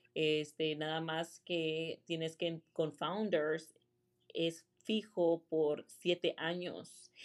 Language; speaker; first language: Spanish; early bilingual, heritage; Spanish